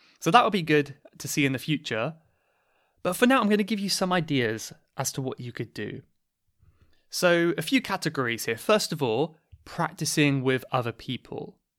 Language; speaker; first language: English; native; English